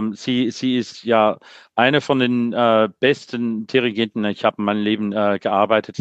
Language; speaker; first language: German; non-native, learner; English